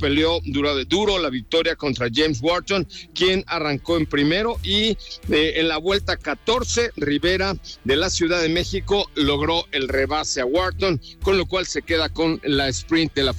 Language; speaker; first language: Spanish; native; Spanish